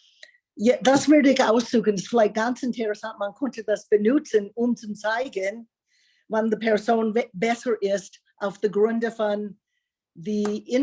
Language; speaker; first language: German; non-native, learner; English